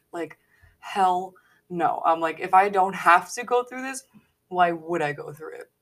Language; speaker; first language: English; native; English